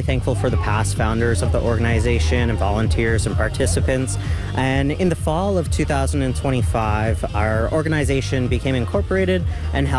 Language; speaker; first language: English; native; English